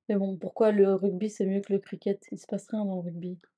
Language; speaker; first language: French; non-native, fluent; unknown